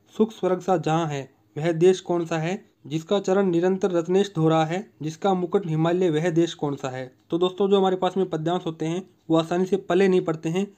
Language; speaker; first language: Hindi; native; Hindi